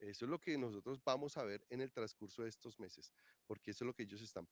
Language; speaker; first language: Spanish; native; Spanish